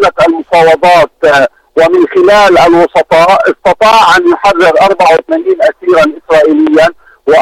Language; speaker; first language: Arabic; native; Arabic